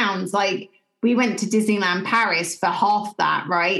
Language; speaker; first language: English; native; English